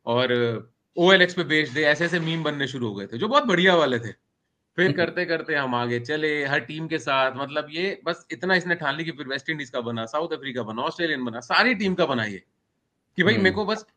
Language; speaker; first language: Hindi; native; Hindi